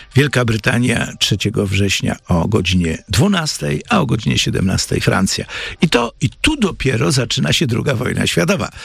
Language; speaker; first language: Polish; native; Polish